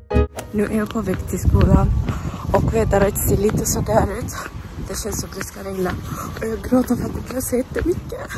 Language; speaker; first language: Swedish; non-native, fluent; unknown